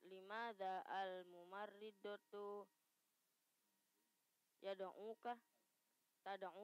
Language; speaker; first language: Arabic; non-native, learner; Indonesian